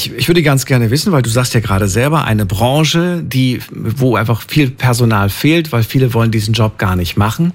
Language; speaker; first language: German; native; German